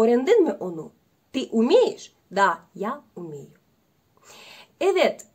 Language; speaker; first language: Turkish; non-native, learner; Russian